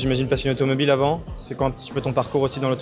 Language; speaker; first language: French; native; French